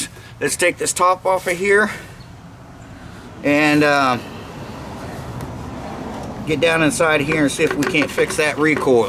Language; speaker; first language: English; native; English